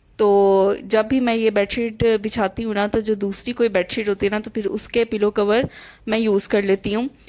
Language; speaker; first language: Urdu; native; Urdu